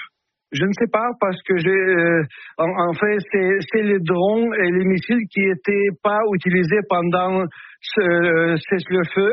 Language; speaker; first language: French; non-native, fluent; Russian